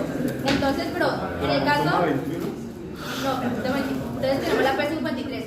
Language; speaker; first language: Spanish; native; Spanish